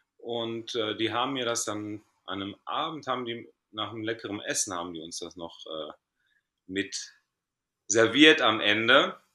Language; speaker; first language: German; early bilingual, other home language; Greek